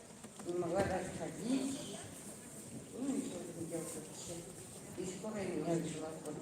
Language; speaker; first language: Russian; non-native, local second language; Yakut